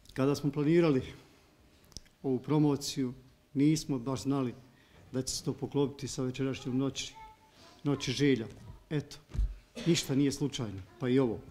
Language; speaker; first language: Bosnian; native; Bosnian